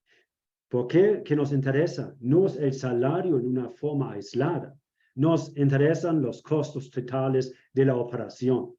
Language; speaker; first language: Spanish; non-native, fluent; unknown